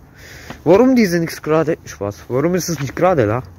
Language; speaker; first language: German; early bilingual, other home language; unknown